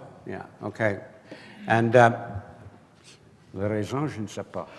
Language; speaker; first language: French; non-native, learner; English